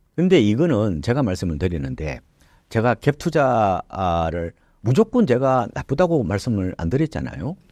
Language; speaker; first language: Korean; native; Korean